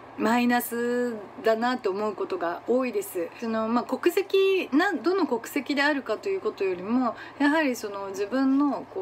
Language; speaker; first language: Japanese; native; Japanese